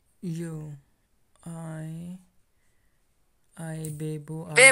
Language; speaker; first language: Spanish; non-native, learner; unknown